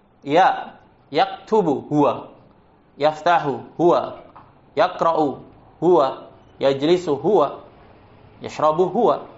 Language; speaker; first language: Arabic; non-native, fluent; Indonesian